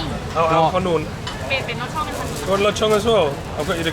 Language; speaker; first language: English; native; English